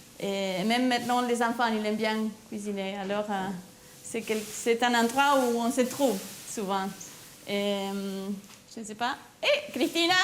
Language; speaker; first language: French; non-native, fluent; Spanish